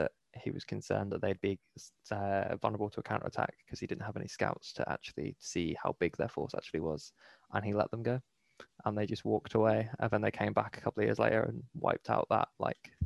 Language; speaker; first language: English; native; English